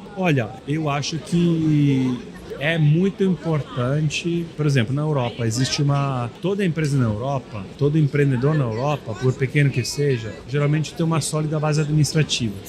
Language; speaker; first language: Portuguese; non-native, fluent; Italian